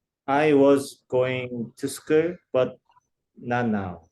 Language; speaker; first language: English; non-native, learner; Korean